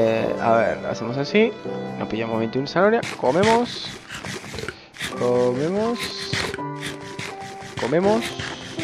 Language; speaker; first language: Spanish; native; Spanish